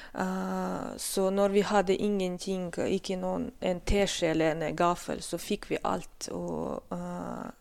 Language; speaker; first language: Norwegian; non-native, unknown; Russian